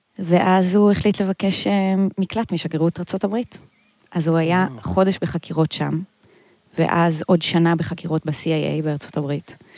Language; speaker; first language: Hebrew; native; Hebrew